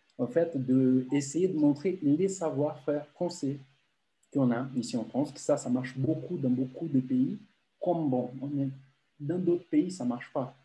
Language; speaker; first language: French; non-native, fluent; Portuguese